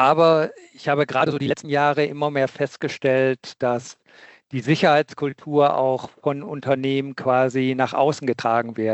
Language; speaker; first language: German; native; German